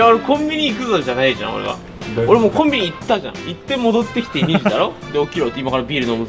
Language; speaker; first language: Japanese; native; Japanese